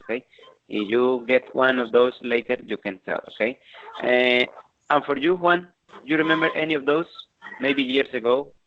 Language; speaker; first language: English; non-native, fluent; Spanish